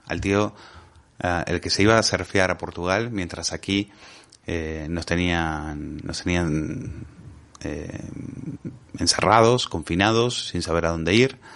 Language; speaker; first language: Spanish; native; Spanish